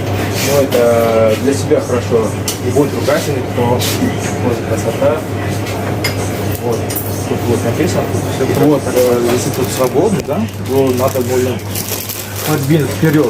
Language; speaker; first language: Russian; non-native, learner; Uzbek